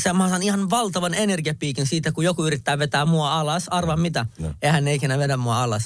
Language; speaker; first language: Finnish; early bilingual, other home language; Kurdish